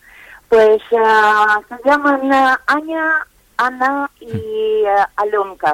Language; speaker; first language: Spanish; non-native, fluent; Ukrainian